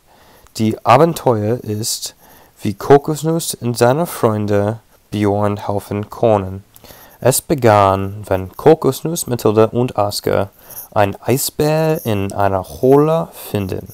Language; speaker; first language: German; non-native, learner; English